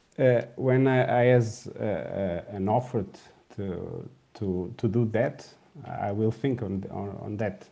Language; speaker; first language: English; non-native, learner; Portuguese